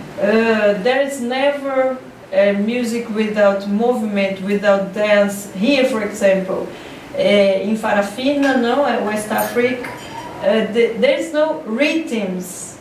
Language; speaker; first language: English; non-native, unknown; Portuguese